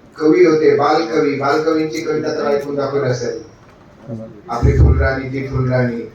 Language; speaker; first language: Marathi; native; Marathi